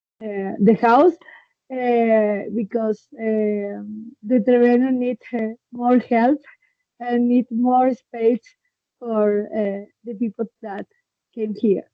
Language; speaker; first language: English; non-native, learner; Spanish